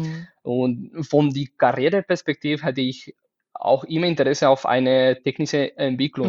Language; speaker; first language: German; non-native, fluent; Spanish